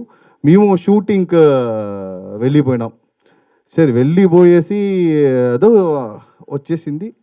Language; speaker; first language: Telugu; non-native, learner; Tamil